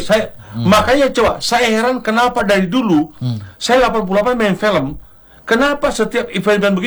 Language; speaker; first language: Indonesian; native; Indonesian